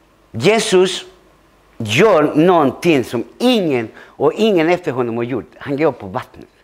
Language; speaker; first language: Swedish; early bilingual, other home language; Spanish